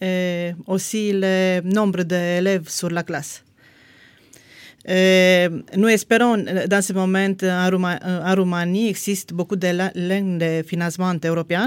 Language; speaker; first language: French; non-native, fluent; Romanian